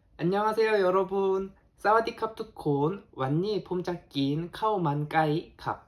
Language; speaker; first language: Thai; non-native, fluent; Korean